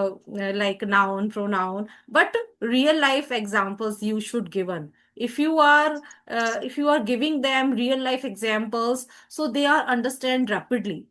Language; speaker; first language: English; non-native, learner; Hindi